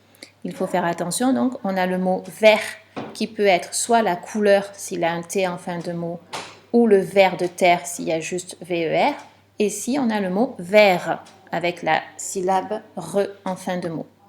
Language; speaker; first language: French; native; French